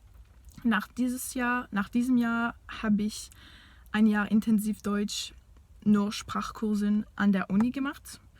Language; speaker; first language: German; non-native, fluent; French